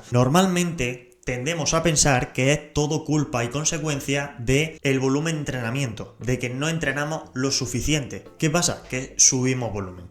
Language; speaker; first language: Spanish; native; Spanish